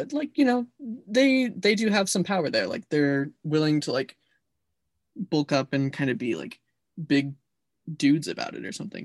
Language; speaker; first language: English; native; English